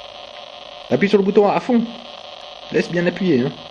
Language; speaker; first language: French; native; French